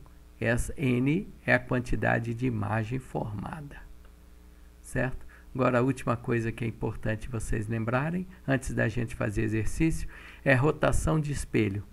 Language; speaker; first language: Portuguese; native; Portuguese